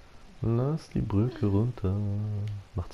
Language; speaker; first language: German; native; German